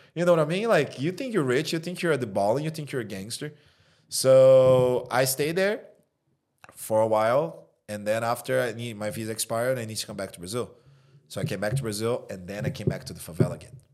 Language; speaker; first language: English; non-native, fluent; Portuguese